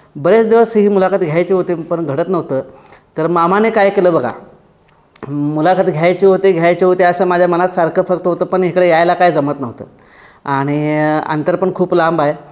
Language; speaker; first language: Marathi; native; Marathi